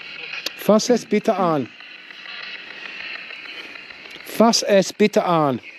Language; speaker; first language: German; non-native, learner; English